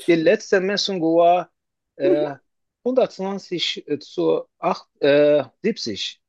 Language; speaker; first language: German; non-native, learner; Turkish